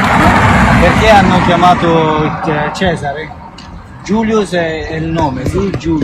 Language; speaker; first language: Italian; non-native, fluent; Uzbek